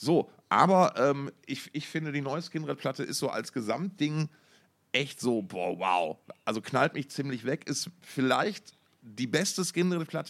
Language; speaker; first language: German; native; German